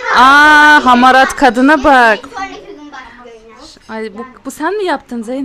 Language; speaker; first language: Turkish; non-native, fluent; Russian